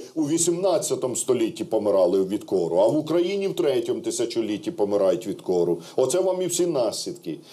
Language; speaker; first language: Ukrainian; native; Ukrainian